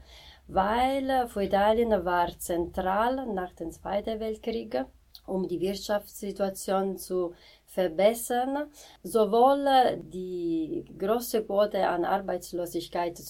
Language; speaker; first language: German; non-native, fluent; Italian